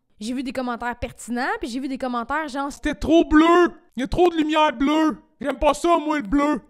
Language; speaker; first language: French; native; French